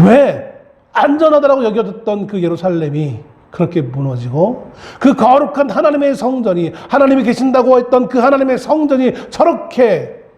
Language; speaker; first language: Korean; native; Korean